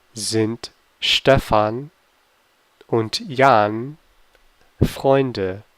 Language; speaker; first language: German; non-native, fluent; English